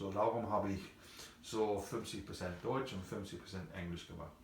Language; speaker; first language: German; non-native, fluent; English